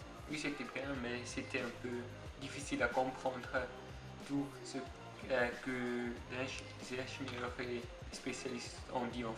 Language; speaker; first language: French; non-native, learner; German